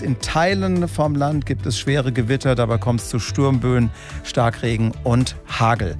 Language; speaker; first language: German; native; German